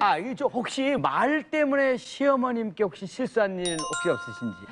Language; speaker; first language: Korean; native; Korean